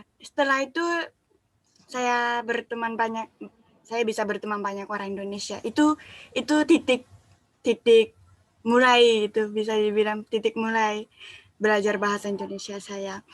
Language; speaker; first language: Indonesian; non-native, fluent; Japanese